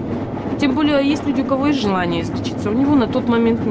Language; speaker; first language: Russian; native; Russian